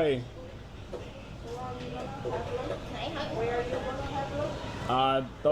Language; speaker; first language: English; non-native, local second language; Vietnamese